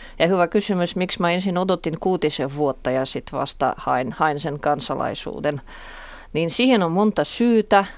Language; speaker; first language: Finnish; non-native, fluent; Russian